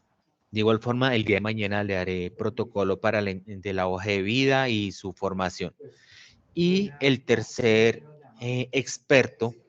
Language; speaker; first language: Spanish; native; Spanish